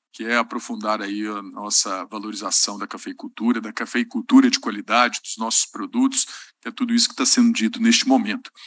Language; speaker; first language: Portuguese; native; Portuguese